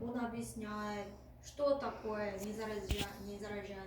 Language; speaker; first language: Russian; non-native, fluent; Korean